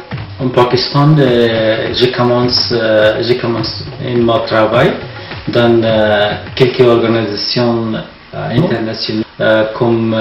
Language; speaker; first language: French; non-native, learner; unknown